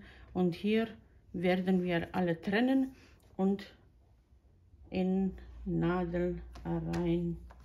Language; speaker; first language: German; non-native, fluent; Croatian